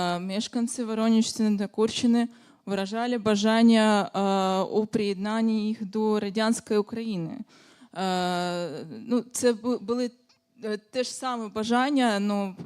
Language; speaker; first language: Ukrainian; non-native, fluent; Russian